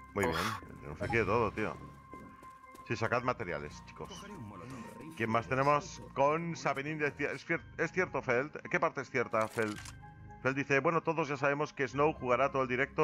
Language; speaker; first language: Spanish; native; Spanish